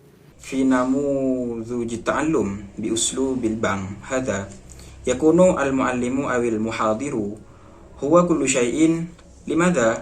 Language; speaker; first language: Arabic; non-native, learner; Indonesian